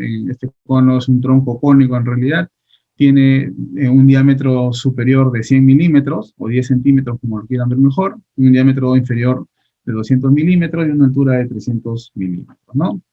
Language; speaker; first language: Spanish; native; Spanish